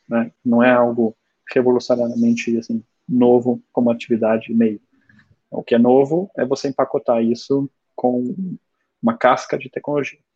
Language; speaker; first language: Portuguese; early bilingual, other home language; German